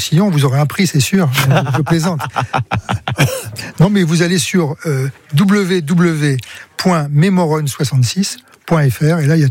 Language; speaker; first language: French; native; French